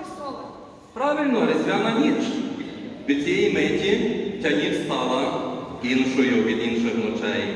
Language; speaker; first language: Ukrainian; native; Ukrainian